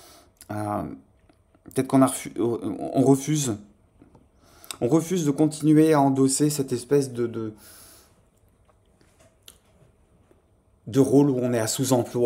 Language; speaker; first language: French; native; French